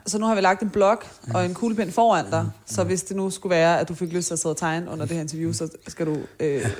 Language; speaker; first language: Danish; early bilingual, other home language; Persian